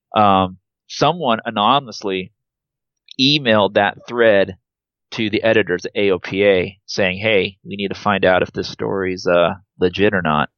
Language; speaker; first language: English; native; English